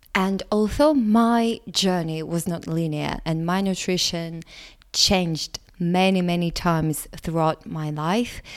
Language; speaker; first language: English; non-native, fluent; Latvian